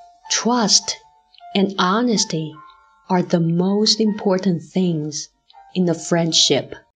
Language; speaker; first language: English; non-native, fluent; Chinese